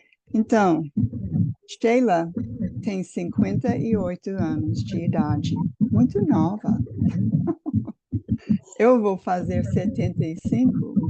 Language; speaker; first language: Portuguese; non-native, fluent; English